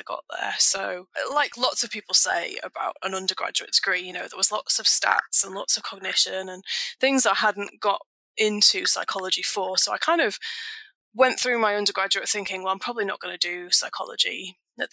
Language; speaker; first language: English; native; English